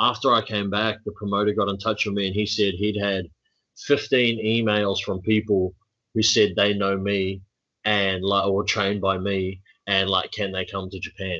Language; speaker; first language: English; native; English